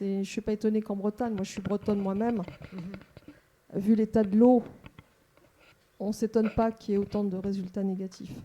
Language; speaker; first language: French; native; French